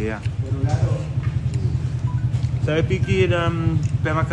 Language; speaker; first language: Indonesian; non-native, learner; English